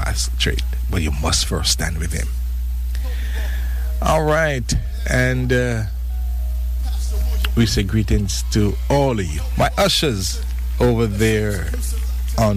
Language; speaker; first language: English; non-native, local second language; Jamaican Creole English